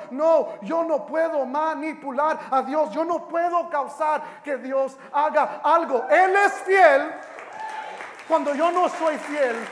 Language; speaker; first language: Spanish; early bilingual, heritage; Spanish